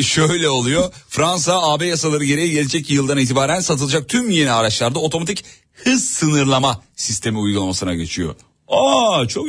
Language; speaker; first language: Turkish; native; Turkish